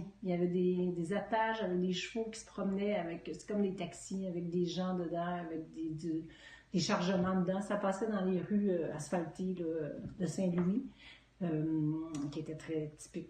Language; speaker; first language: French; native; French